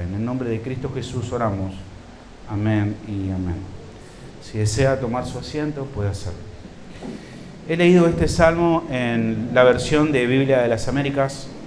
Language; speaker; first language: Spanish; native; Spanish